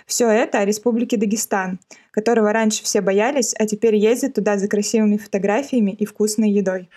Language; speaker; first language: Russian; native; Russian